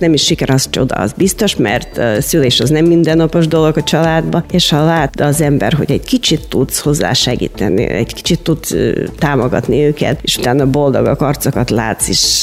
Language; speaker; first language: Hungarian; non-native, fluent; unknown